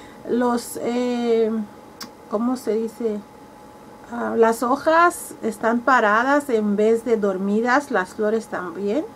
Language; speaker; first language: Spanish; early bilingual, heritage; Spanish